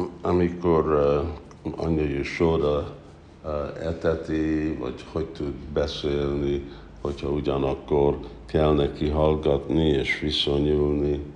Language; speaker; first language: Hungarian; early bilingual, heritage; Hungarian